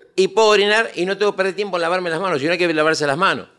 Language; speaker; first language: Spanish; native; Spanish